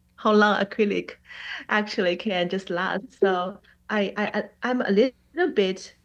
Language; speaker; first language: English; non-native, fluent; Chinese